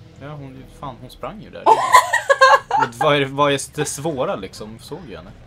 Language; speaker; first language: Swedish; native; Swedish